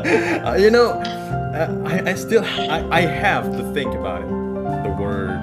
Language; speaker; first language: English; non-native, fluent; Indonesian